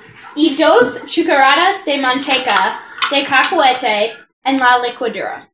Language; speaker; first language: Spanish; non-native, learner; English